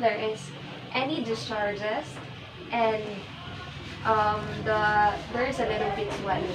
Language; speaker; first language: English; non-native, local second language; Filipino